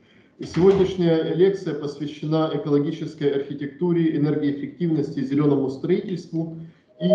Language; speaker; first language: Russian; native; Russian